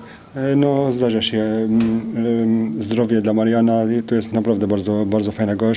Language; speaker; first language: Polish; non-native, fluent; French